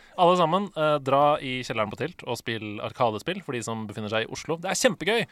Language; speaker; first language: Norwegian; native; Norwegian